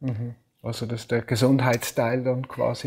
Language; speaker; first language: German; native; German